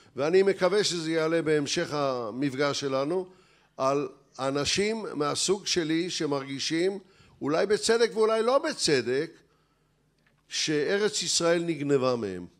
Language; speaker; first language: Hebrew; native; Hebrew